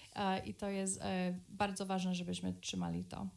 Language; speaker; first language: Polish; early bilingual, other home language; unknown